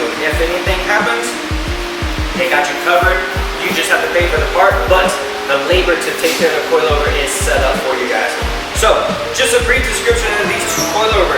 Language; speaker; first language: English; native; English